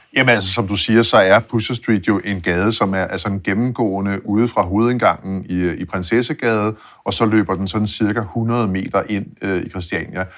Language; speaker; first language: Danish; native; Danish